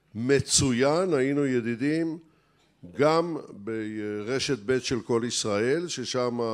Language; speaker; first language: Hebrew; native; Hebrew